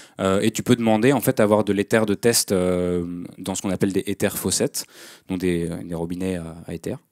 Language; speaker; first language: French; native; French